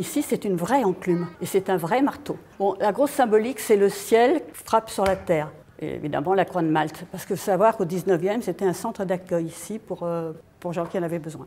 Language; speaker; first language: French; native; French